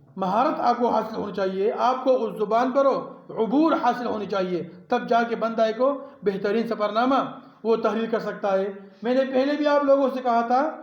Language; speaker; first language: Urdu; non-native, local second language; Pashto